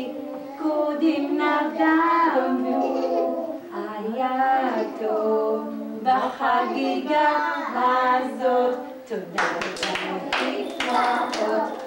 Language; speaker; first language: Hebrew; native; Hebrew